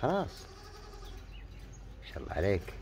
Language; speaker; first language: Arabic; native; Arabic